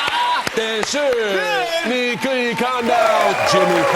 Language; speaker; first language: Chinese; non-native, learner; English